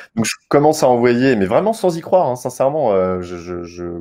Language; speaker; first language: French; native; French